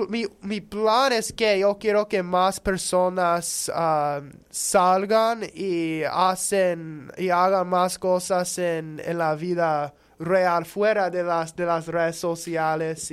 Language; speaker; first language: Spanish; non-native, learner; English